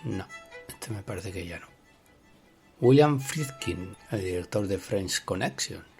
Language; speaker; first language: Spanish; native; Spanish